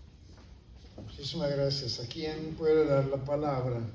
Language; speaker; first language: Spanish; non-native, fluent; Papiamento